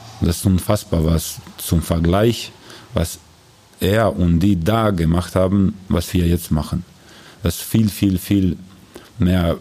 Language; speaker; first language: German; non-native, learner; Croatian